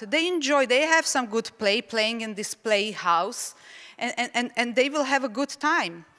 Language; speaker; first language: English; non-native, fluent; Czech